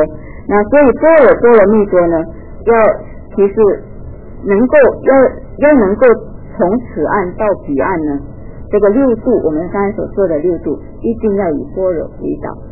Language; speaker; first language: Chinese; native; Chinese